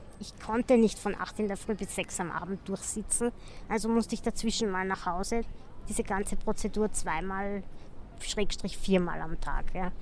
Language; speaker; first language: German; native; German